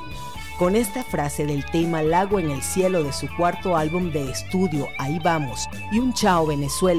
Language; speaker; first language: Spanish; native; Spanish